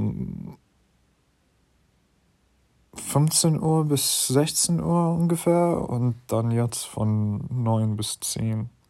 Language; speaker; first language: German; non-native, fluent; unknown